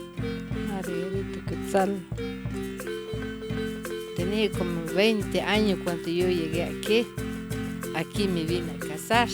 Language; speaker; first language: Spanish; non-native, local second language; Kaqchikel